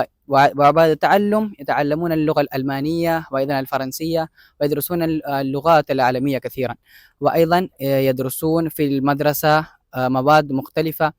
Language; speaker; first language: Arabic; non-native, fluent; Malayalam